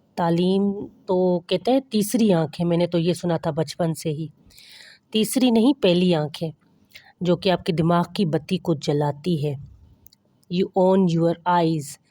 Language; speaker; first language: Urdu; non-native, local second language; Pahari-Potwari